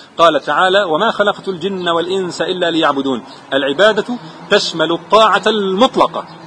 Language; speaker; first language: Arabic; native; Arabic